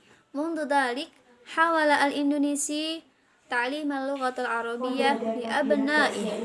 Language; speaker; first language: Arabic; non-native, learner; Indonesian